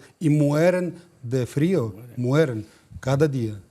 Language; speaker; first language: Spanish; non-native, fluent; Ukrainian